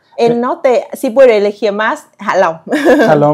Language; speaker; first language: Spanish; non-native, learner; Vietnamese